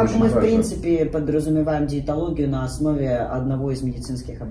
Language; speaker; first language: Russian; native; Russian